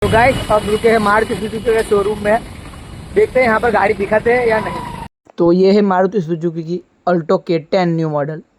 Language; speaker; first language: Hindi; non-native, local second language; Gujarati